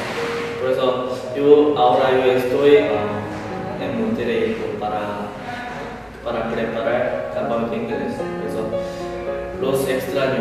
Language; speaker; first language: Spanish; non-native, learner; Korean